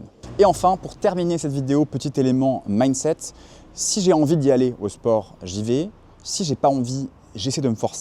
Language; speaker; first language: French; native; French